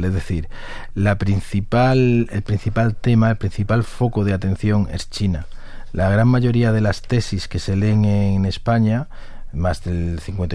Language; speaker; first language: Spanish; native; Spanish